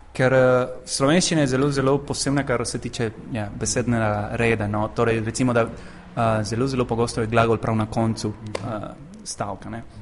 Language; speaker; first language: Slovenian; non-native, fluent; Spanish